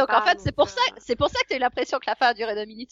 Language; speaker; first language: French; native; French